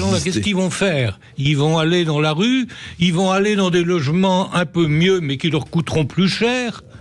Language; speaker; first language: French; native; French